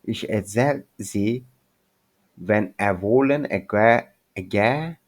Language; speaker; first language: German; non-native, learner; Turkish